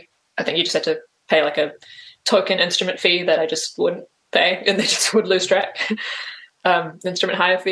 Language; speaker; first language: English; native; English